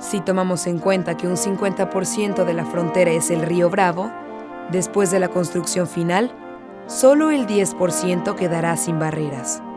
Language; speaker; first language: Spanish; native; Spanish